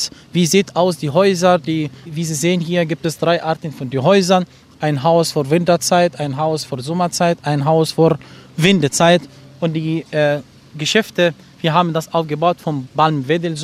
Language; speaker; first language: German; non-native, learner; Arabic